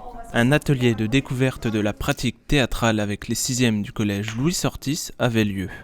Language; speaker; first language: French; native; French